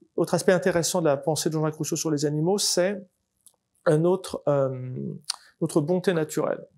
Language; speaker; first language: French; native; French